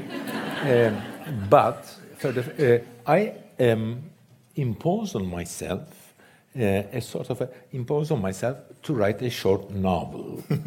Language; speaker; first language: English; non-native, fluent; Turkish